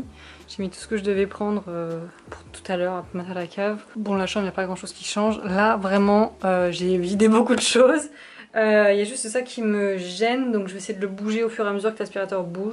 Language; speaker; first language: French; native; French